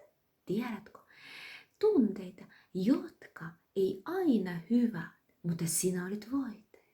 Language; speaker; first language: Finnish; non-native, fluent; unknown